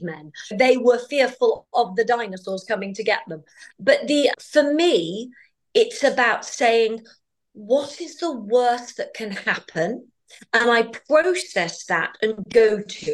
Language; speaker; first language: English; native; English